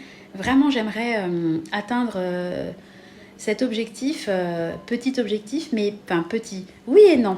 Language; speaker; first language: French; native; French